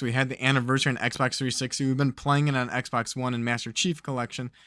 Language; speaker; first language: English; native; English